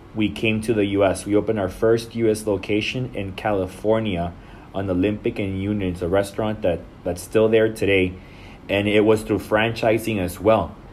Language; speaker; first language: English; non-native, fluent; Spanish